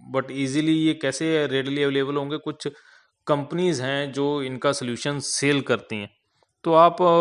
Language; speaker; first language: Hindi; non-native, local second language; Punjabi